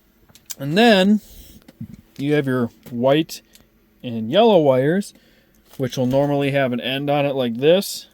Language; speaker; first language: English; native; English